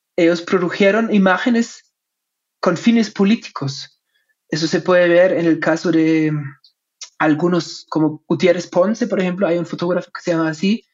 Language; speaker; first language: Spanish; non-native, fluent; German